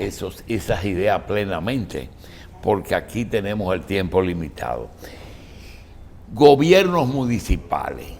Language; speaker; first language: Spanish; native; Spanish